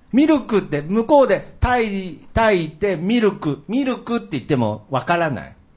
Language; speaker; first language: Japanese; native; Japanese